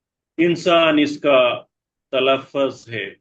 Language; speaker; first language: Hindi; non-native, learner; Bangla